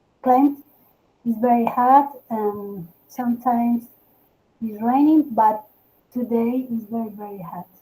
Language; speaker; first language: English; non-native, learner; Spanish